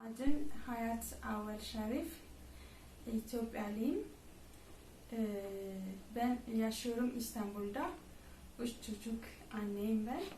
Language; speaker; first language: Turkish; non-native, learner; Amharic